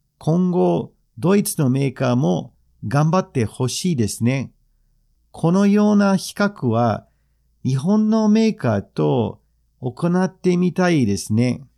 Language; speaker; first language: Japanese; non-native, fluent; English